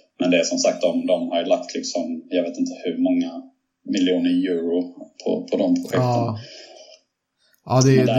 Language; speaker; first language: Swedish; native; Swedish